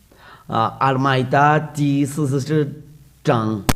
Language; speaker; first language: Chinese; non-native, fluent; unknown